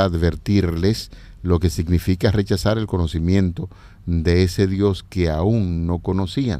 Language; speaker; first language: Spanish; native; Spanish